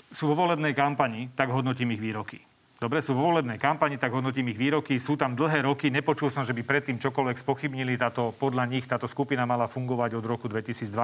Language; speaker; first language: Slovak; native; Slovak